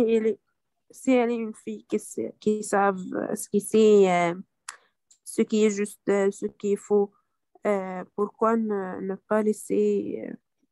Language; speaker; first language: French; non-native, learner; Arabic